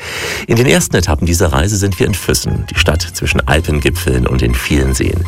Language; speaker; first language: German; native; German